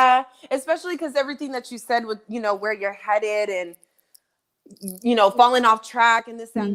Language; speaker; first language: English; native; English